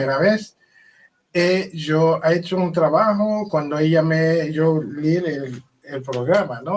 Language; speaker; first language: Spanish; non-native, learner; Haitian Creole